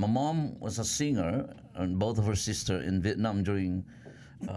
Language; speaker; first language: English; non-native, local second language; Filipino